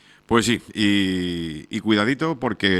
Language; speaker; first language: Spanish; native; Spanish